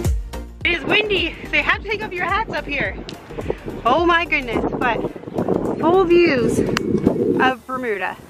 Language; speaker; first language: English; native; English